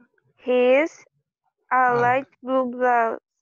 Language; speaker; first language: English; non-native, learner; Portuguese